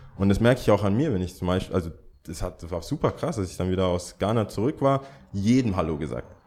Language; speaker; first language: German; early bilingual, other home language; English